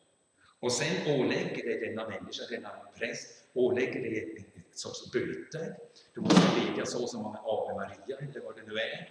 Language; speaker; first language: Swedish; non-native, fluent; German